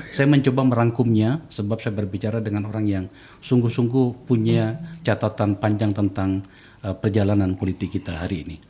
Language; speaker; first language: Indonesian; native; Indonesian